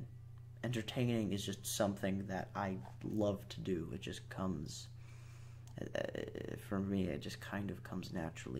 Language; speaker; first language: English; native; English